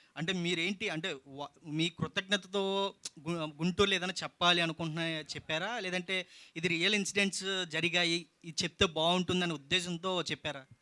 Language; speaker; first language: Telugu; native; Telugu